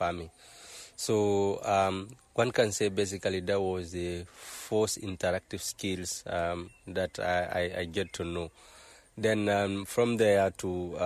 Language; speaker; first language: English; non-native, local second language; Mandingo